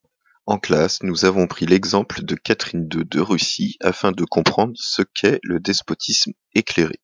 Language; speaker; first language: French; native; French